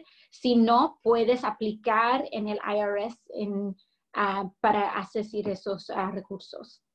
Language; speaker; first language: Spanish; early bilingual, heritage; English